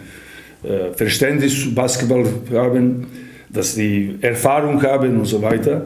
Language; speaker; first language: German; non-native, fluent; Serbian